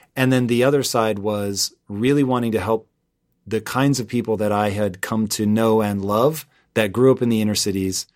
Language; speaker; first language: English; native; English